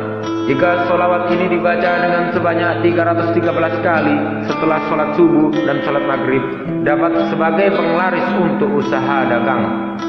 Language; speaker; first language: Indonesian; native; Indonesian